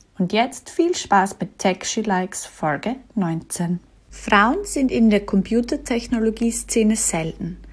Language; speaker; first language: German; native; German